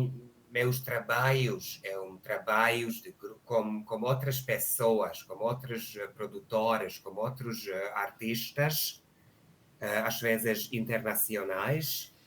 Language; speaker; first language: Portuguese; non-native, learner; Hungarian